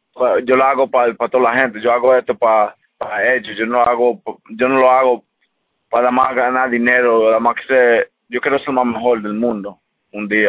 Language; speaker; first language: Spanish; early bilingual, heritage; English